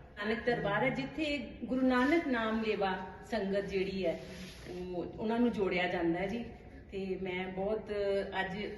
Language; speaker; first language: Punjabi; native; Punjabi